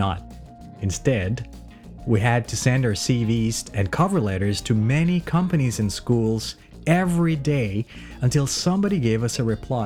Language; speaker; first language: English; non-native, local second language; Filipino